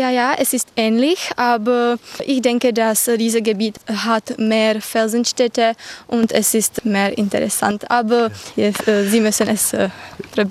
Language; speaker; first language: German; non-native, learner; Czech